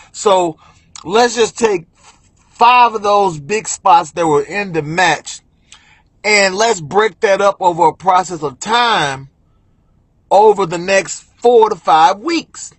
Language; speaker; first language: English; native; English